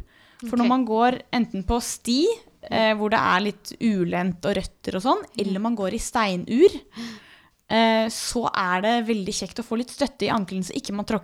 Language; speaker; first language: Norwegian; native; Norwegian